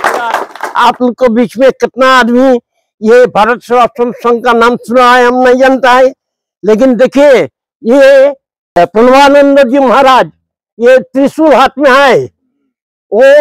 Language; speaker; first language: Hindi; non-native, local second language; Bangla